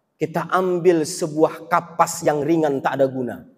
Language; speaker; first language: Indonesian; non-native, local second language; Minangkabau